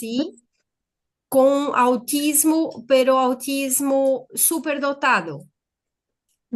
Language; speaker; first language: Spanish; non-native, fluent; Portuguese